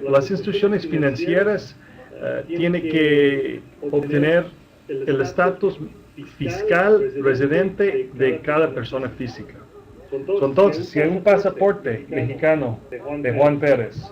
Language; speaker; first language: Spanish; non-native, fluent; English